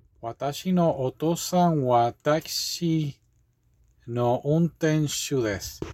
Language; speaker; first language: Japanese; non-native, learner; English